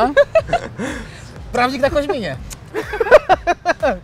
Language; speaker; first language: Polish; native; Polish